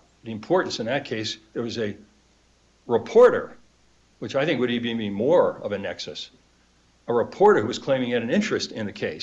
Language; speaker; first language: English; native; English